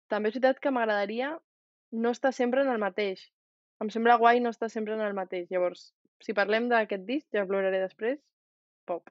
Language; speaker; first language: Catalan; native; Catalan